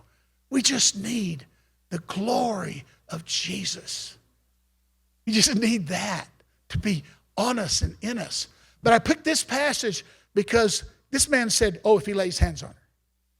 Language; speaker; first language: English; native; English